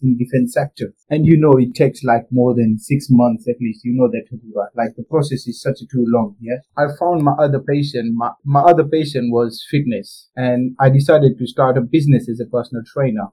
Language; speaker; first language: English; non-native, local second language; Gujarati